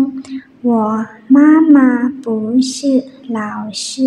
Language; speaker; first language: Chinese; non-native, fluent; Thai